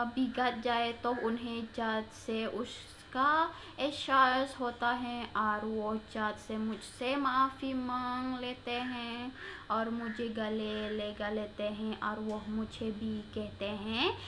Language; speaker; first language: Hindi; non-native, learner; Indonesian